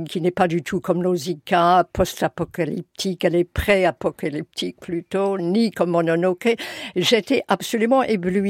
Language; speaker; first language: French; non-native, fluent; English